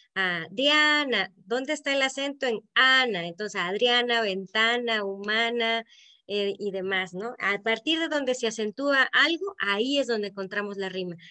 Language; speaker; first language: Spanish; native; Spanish